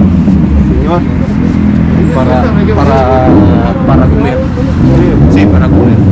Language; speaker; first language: Spanish; non-native, learner; Filipino